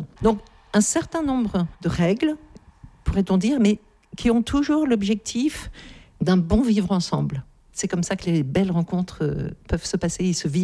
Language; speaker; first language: French; native; French